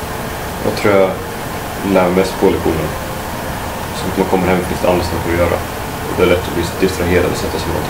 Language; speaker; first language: Swedish; native; Swedish